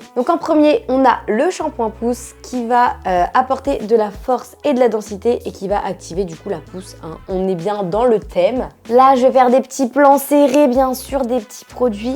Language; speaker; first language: French; native; French